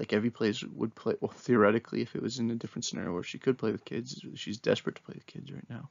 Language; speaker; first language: English; native; English